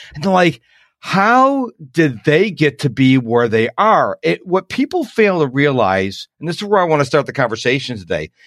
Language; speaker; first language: English; native; English